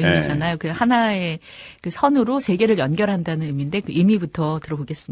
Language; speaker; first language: Korean; native; Korean